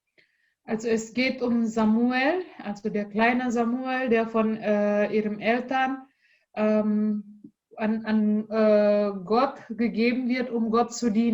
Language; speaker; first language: German; non-native, learner; Indonesian